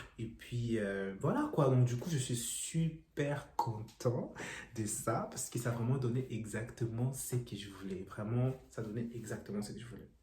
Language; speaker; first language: French; non-native, local second language; Lingala